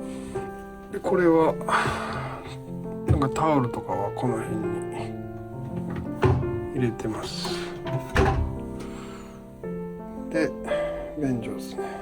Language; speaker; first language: Japanese; native; Japanese